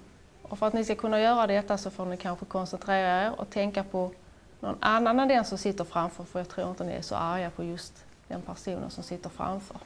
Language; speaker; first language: Swedish; native; Swedish